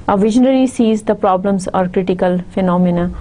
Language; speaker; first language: English; non-native, local second language; Urdu